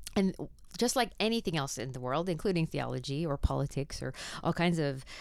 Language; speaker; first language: English; native; English